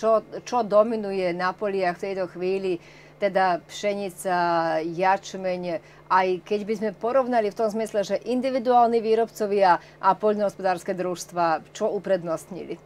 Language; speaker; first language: Slovak; native; Slovak